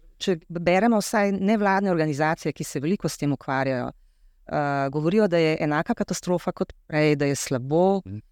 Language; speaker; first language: Slovenian; native; Slovenian